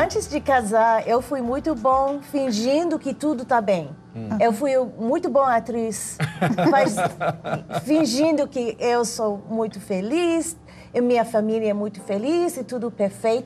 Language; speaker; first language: Portuguese; non-native, fluent; English